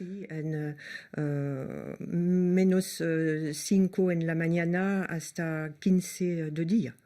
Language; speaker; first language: Spanish; non-native, fluent; French